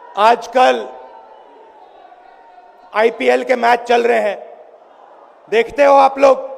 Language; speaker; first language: Hindi; native; Hindi